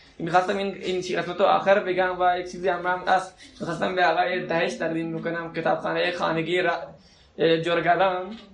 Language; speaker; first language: Persian; non-native, local second language; Baluchi